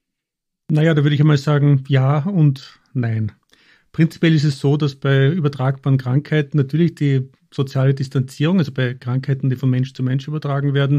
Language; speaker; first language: German; native; German